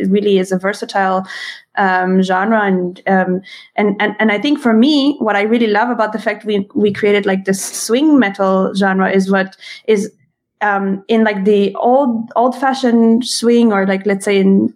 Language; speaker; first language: English; non-native, fluent; Hebrew